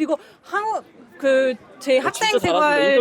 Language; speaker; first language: Korean; non-native, learner; French